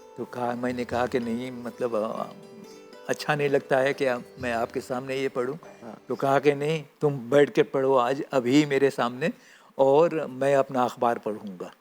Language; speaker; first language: Urdu; non-native, fluent; Morisyen